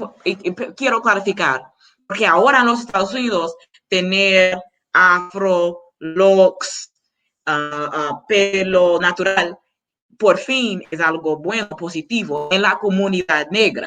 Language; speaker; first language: Spanish; non-native, learner; English